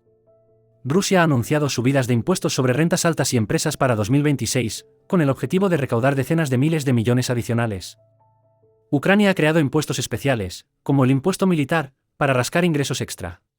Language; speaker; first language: Spanish; native; Spanish